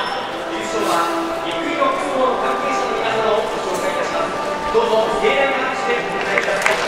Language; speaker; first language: Japanese; native; Japanese